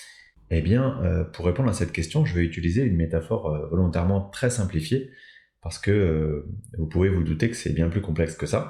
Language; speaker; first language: French; native; French